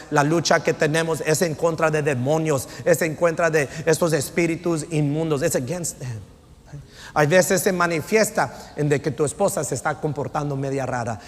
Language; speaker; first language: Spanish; non-native, fluent; English